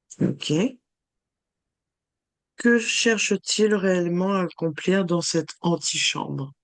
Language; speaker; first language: French; native; French